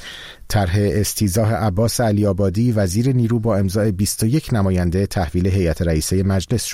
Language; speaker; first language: Persian; native; Persian